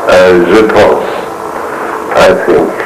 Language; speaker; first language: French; non-native, learner; German